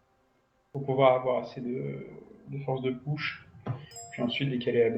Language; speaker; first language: French; native; French